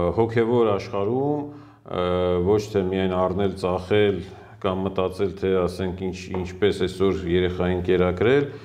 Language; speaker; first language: Armenian; native; Armenian